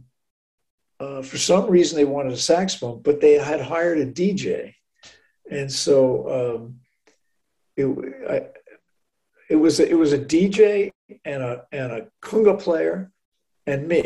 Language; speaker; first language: English; native; English